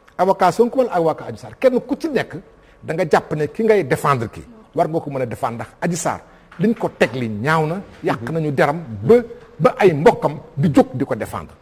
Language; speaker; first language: Wolof; non-native, local second language; Fula